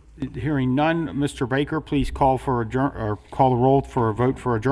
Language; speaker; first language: English; native; English